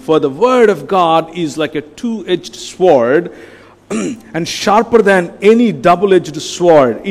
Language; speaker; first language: English; non-native, local second language; Telugu